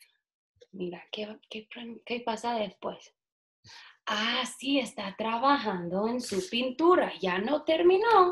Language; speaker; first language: Spanish; non-native, fluent; English